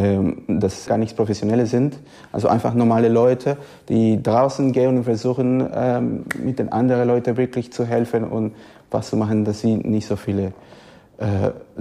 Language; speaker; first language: German; non-native, learner; Spanish